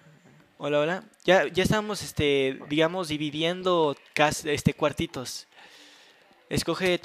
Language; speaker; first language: Spanish; native; Spanish